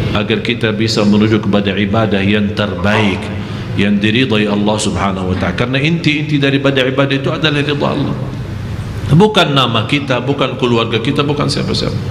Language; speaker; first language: Malay; non-native, fluent; Arabic